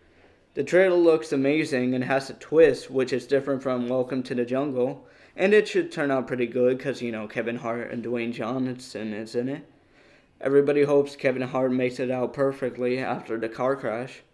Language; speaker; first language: English; native; English